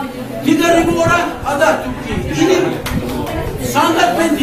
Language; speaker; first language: Indonesian; non-native, learner; Turkish